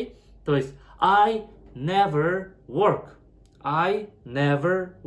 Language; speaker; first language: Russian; non-native, local second language; Kazakh